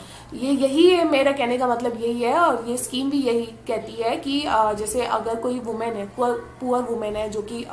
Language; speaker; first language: Hindi; native; Hindi